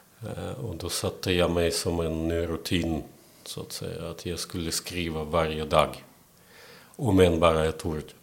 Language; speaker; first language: Swedish; non-native, fluent; Belarusian